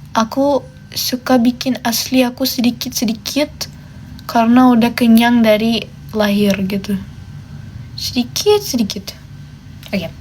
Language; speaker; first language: Indonesian; non-native, fluent; German